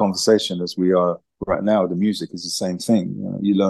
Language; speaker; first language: English; native; English